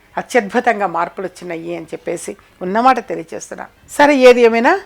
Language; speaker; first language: Telugu; native; Telugu